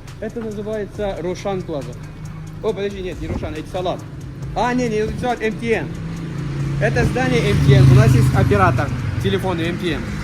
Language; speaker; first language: Russian; non-native, fluent; Persian